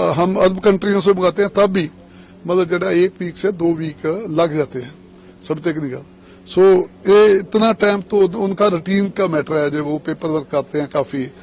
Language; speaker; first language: Hindi; non-native, local second language; Punjabi